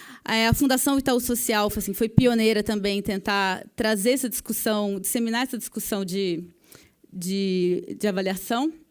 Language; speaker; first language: Portuguese; native; Portuguese